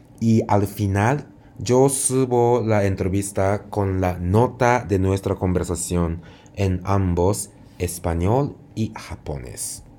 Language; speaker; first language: Spanish; non-native, fluent; Japanese